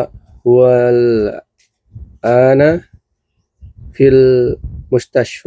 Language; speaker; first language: Arabic; non-native, learner; Indonesian